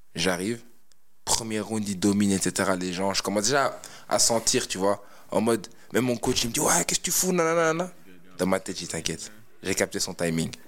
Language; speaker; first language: French; native; French